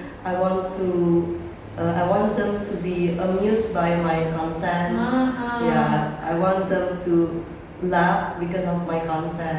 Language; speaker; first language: English; non-native, learner; Indonesian